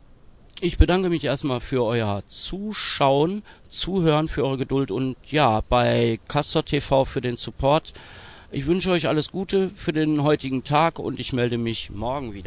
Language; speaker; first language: German; native; German